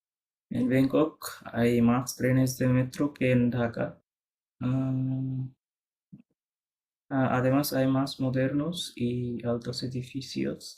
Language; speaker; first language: Spanish; non-native, fluent; Bangla